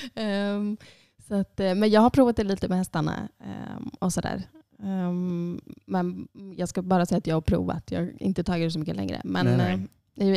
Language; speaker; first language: Swedish; native; Swedish